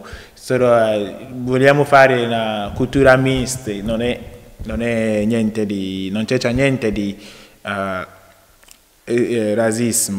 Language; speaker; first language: Italian; non-native, learner; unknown